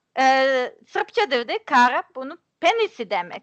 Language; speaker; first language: Turkish; non-native, learner; Serbian